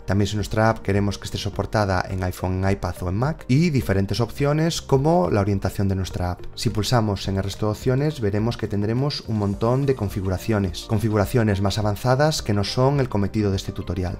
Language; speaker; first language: Spanish; native; Spanish